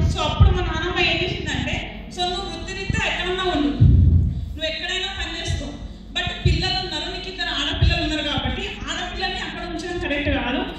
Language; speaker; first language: Telugu; early bilingual, other home language; Hindi